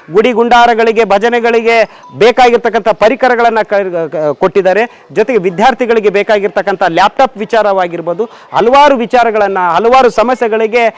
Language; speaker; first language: Kannada; non-native, local second language; Lambadi